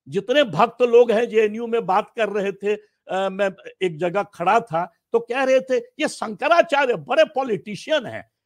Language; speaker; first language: Hindi; native; Hindi